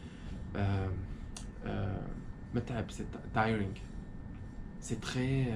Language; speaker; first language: French; non-native, fluent; Arabic